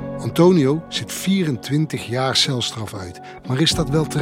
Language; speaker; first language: Dutch; native; Dutch